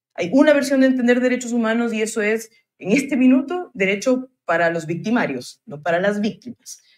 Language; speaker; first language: Spanish; native; Spanish